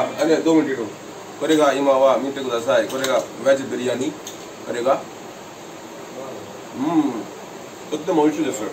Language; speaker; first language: Japanese; non-native, fluent; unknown